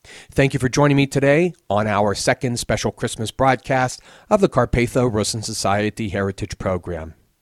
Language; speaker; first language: English; native; English